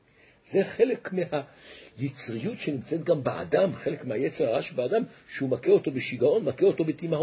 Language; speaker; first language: Hebrew; native; Hebrew